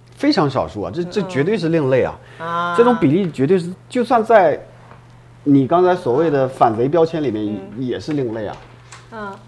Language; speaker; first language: Chinese; native; Chinese